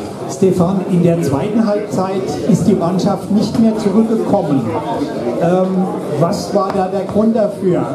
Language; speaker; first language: German; native; German